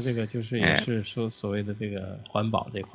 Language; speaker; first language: Chinese; native; Chinese